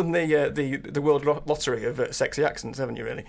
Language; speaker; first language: English; native; English